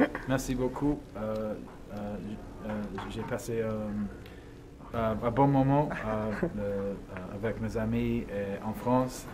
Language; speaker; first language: French; non-native, learner; English